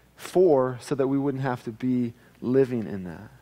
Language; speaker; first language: English; native; English